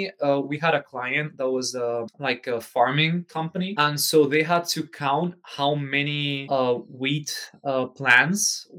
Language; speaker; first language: English; non-native, fluent; Czech